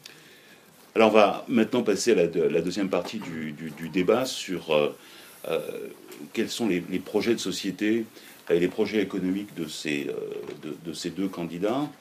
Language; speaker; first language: French; native; French